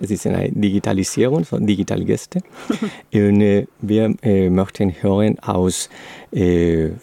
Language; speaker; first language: German; non-native, learner; Spanish